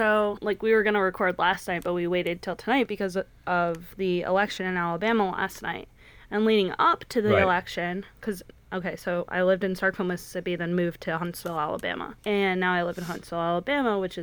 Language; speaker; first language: English; native; English